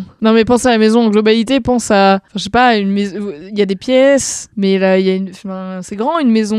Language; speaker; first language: French; native; French